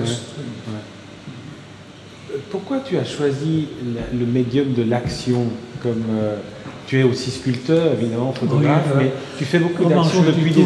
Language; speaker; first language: French; native; French